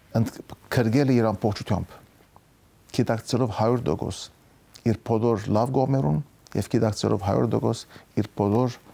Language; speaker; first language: Armenian; early bilingual, heritage; Armenian